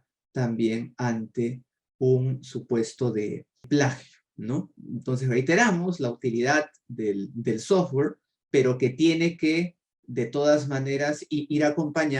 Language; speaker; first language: Spanish; native; Spanish